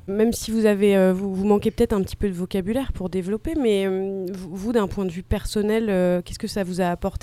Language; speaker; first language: French; native; French